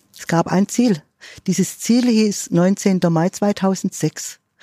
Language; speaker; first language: German; native; German